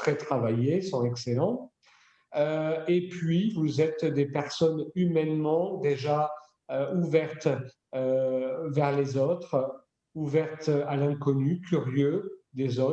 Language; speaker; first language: French; native; French